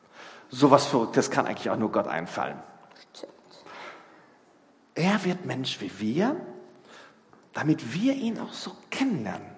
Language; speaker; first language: German; native; German